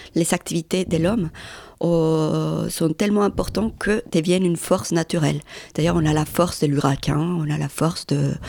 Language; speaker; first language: French; non-native, fluent; Spanish